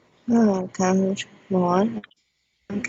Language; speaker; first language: English; non-native, learner; Chinese